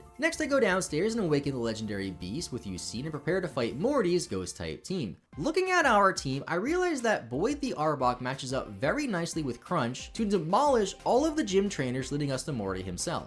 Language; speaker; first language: English; native; English